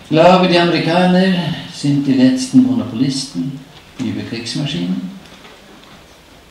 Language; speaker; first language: German; non-native, fluent; Norwegian